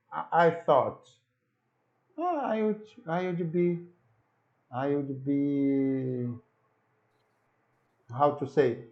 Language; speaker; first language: English; non-native, learner; Portuguese